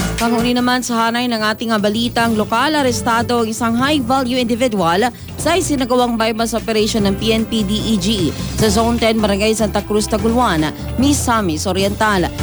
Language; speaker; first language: Filipino; non-native, local second language; Cebuano